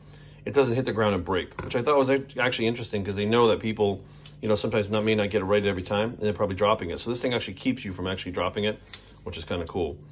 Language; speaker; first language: English; native; English